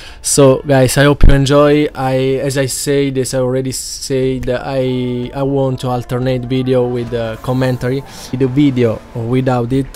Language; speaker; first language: English; non-native, learner; Italian